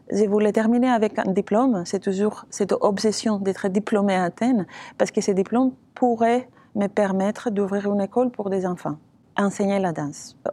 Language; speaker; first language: French; non-native, fluent; Greek